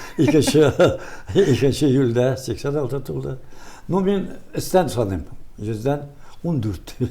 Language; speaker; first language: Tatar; early bilingual, heritage; Tatar